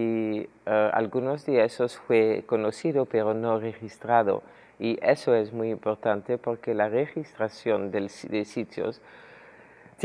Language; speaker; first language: Spanish; non-native, fluent; Dutch